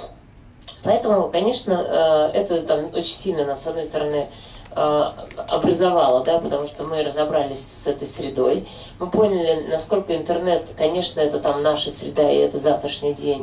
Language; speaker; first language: Russian; native; Russian